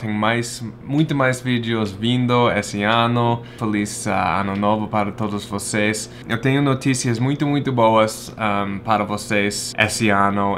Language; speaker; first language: Portuguese; non-native, fluent; English